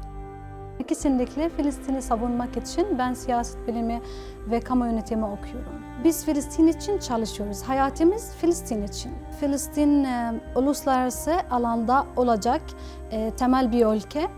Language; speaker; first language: Turkish; non-native, learner; Arabic